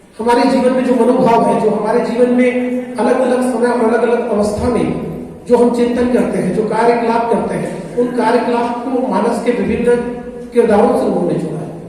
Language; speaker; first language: Hindi; native; Hindi